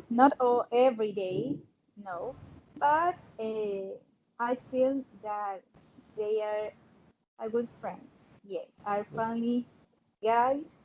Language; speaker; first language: English; non-native, learner; Spanish